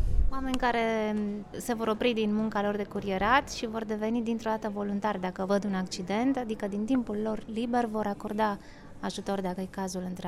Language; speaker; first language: Romanian; native; Romanian